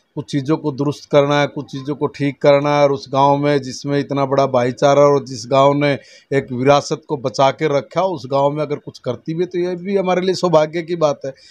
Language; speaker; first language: Hindi; native; Hindi